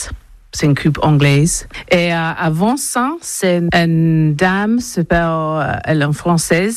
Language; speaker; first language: French; non-native, learner; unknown